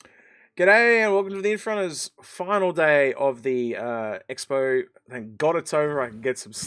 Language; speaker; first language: English; native; English